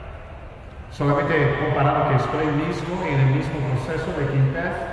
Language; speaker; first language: Spanish; non-native, fluent; Portuguese